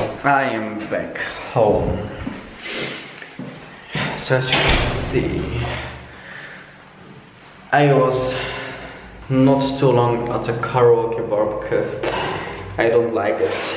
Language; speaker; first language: English; non-native, fluent; Dutch